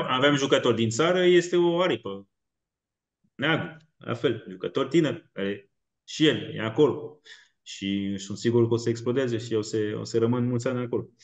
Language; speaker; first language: Romanian; non-native, fluent; French